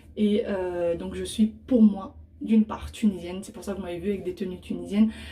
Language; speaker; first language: French; early bilingual, other home language; Arabic